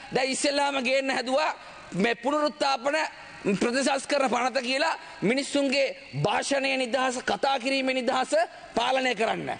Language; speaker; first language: Sinhala; native; Sinhala